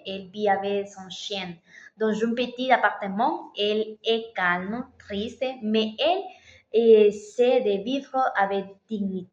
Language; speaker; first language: French; non-native, learner; Spanish